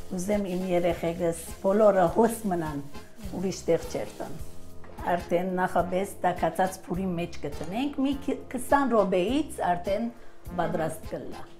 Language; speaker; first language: Armenian; early bilingual, heritage; Armenian